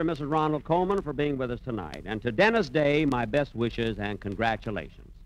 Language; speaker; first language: English; native; English